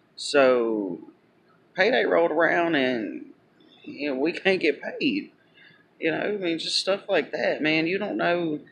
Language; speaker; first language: English; native; English